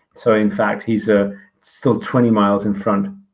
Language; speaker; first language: English; non-native, fluent; Danish